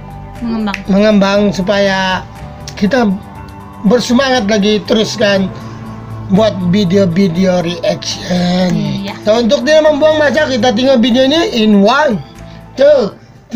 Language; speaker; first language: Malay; non-native, learner; Filipino